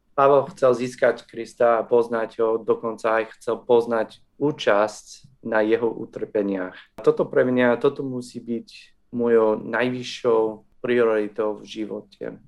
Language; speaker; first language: Slovak; non-native, fluent; English